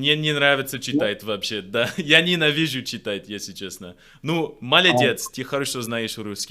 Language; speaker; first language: Russian; non-native, fluent; English